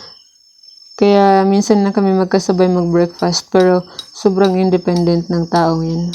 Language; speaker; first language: Filipino; non-native, local second language; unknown